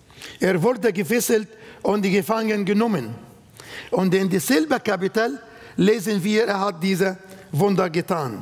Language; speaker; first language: German; non-native, fluent; Arabic